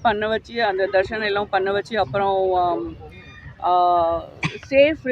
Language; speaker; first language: Tamil; non-native, local second language; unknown